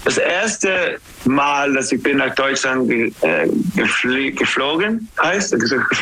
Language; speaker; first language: German; non-native, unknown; English